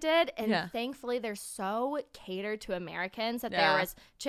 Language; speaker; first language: English; native; English